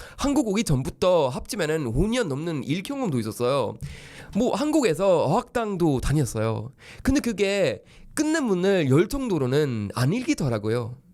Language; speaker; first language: Korean; non-native, fluent; Swedish